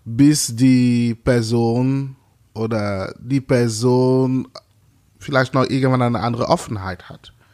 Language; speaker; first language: German; non-native, fluent; French